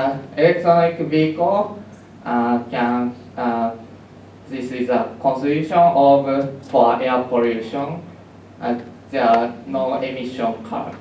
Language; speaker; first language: English; non-native, learner; Japanese